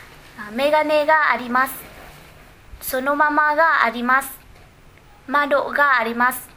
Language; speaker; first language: Japanese; non-native, learner; Vietnamese